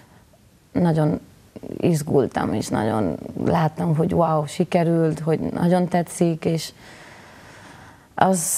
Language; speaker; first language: Hungarian; non-native, learner; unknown